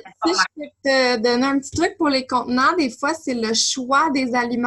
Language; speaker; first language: French; native; French